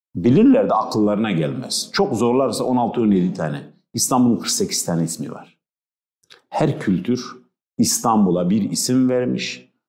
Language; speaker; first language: Turkish; non-native, local second language; Kurdish